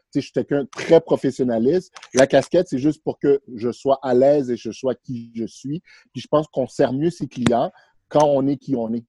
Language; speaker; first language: French; early bilingual, other home language; Haitian Creole